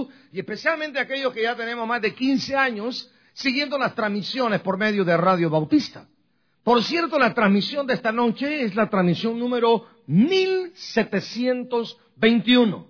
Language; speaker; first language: Spanish; native; Spanish